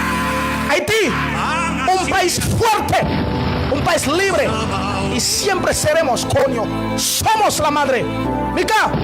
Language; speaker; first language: Spanish; non-native, learner; Haitian Creole